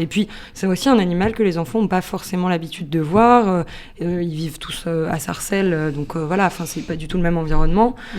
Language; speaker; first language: French; native; French